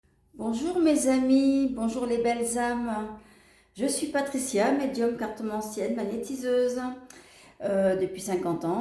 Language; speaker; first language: French; native; French